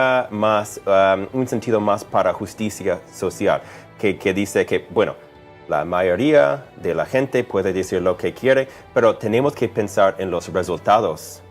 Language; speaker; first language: Spanish; non-native, fluent; English